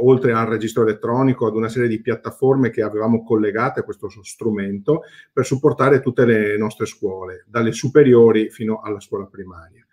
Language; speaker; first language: Italian; native; Italian